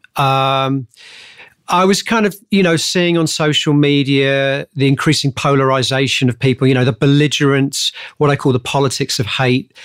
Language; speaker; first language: English; native; English